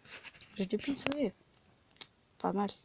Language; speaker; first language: French; non-native, learner; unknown